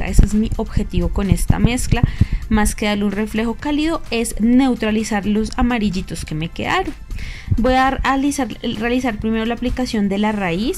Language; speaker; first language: Spanish; native; Spanish